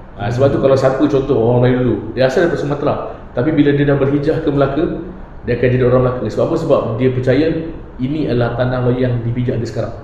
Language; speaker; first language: Malay; native; Malay